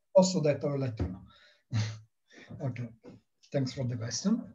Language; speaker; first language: English; non-native, learner; Italian